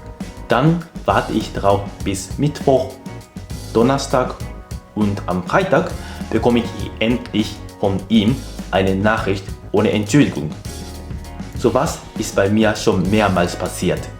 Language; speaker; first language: German; non-native, fluent; Japanese